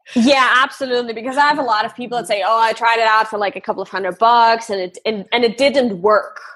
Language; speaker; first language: English; non-native, fluent; German